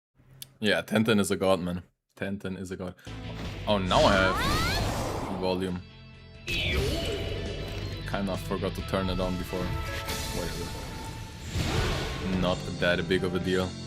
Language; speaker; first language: English; non-native, fluent; German